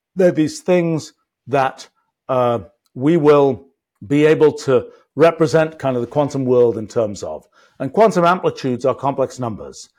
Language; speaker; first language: English; native; English